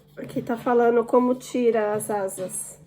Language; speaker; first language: Portuguese; native; Portuguese